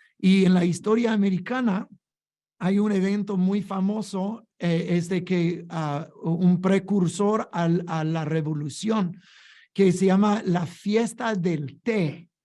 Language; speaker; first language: Spanish; non-native, fluent; English